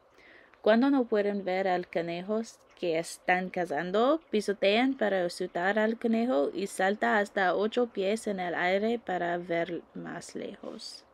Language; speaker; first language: Spanish; non-native, learner; English